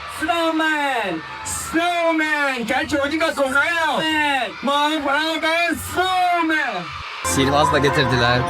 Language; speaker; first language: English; non-native, learner; Turkish